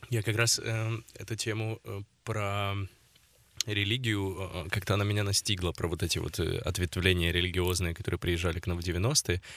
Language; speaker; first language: Russian; native; Russian